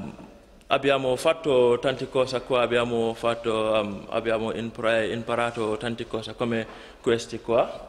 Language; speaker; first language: Italian; non-native, learner; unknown